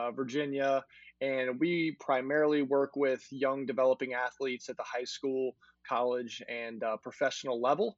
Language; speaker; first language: English; native; English